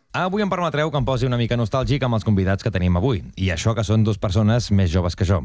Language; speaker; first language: Catalan; native; Catalan